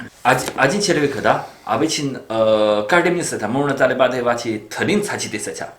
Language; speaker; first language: Russian; non-native, learner; Chinese